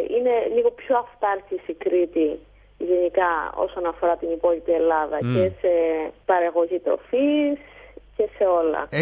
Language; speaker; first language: Greek; early bilingual, heritage; Greek